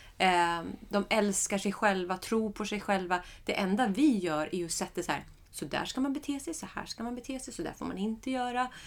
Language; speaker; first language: Swedish; early bilingual, other home language; Persian